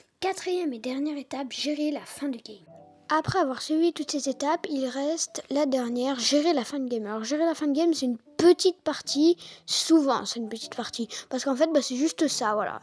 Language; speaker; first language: French; native; French